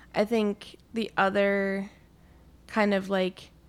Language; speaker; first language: English; native; English